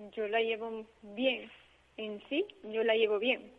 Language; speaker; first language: Spanish; early bilingual, heritage; Spanish